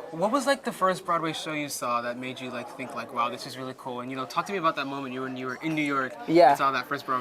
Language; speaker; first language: English; native; English